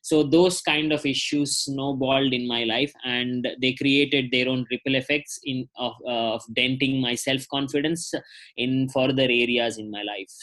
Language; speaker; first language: English; non-native, local second language; Telugu